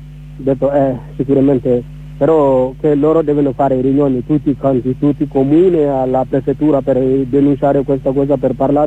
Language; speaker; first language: Italian; non-native, learner; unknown